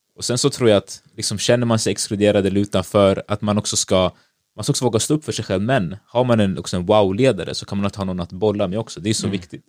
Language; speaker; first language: Swedish; early bilingual, other home language; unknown